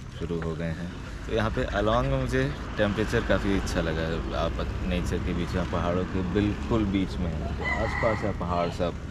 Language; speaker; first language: Hindi; native; Hindi